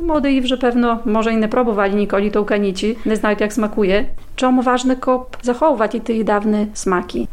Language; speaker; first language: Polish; non-native, local second language; Ukrainian